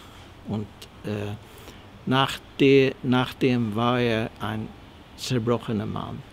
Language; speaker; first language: German; early bilingual, heritage; Swedish